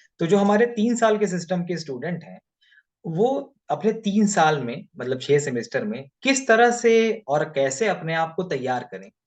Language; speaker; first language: Hindi; native; Hindi